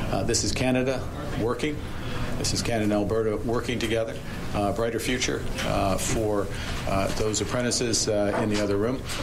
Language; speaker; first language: English; native; English